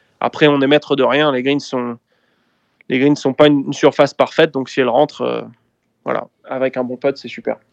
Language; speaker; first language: French; native; French